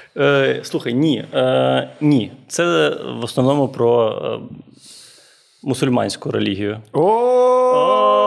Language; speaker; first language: Ukrainian; native; Ukrainian